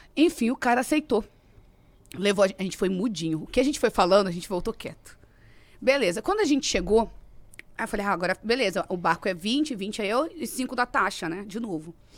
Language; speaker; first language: Portuguese; native; Portuguese